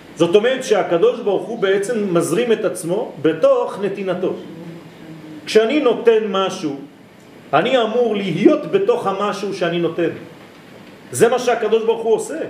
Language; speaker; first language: Hebrew; non-native, fluent; French